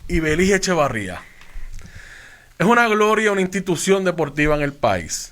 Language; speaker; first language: Spanish; native; Spanish